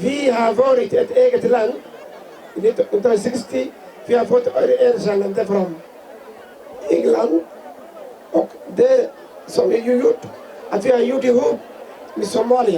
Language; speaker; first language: Swedish; non-native, fluent; Somali